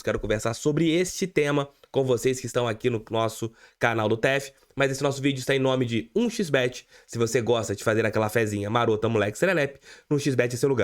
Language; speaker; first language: Portuguese; native; Portuguese